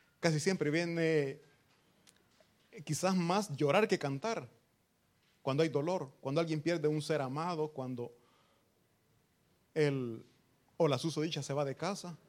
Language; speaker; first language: Spanish; native; Spanish